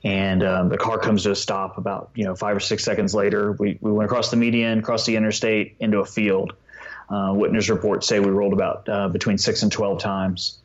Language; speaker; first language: English; native; English